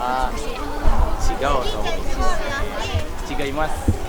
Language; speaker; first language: Japanese; non-native, learner; Indonesian